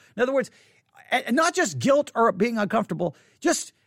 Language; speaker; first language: English; native; English